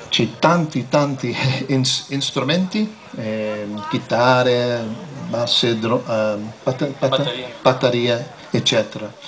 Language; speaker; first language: Italian; non-native, learner; English